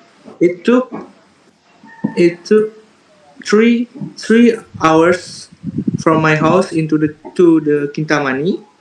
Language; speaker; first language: English; non-native, learner; Indonesian